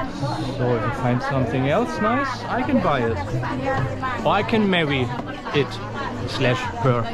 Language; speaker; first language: English; non-native, fluent; German